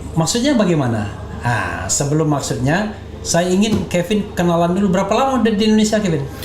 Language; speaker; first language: Indonesian; native; Indonesian